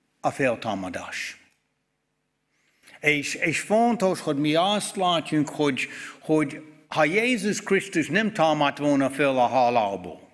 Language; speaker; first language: Hungarian; non-native, fluent; English